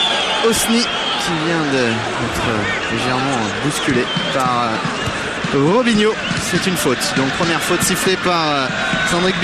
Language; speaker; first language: French; native; French